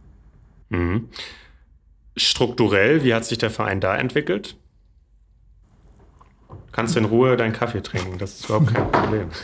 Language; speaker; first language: German; native; German